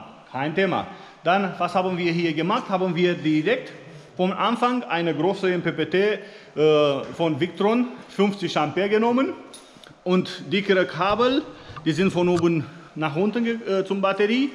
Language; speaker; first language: German; non-native, fluent; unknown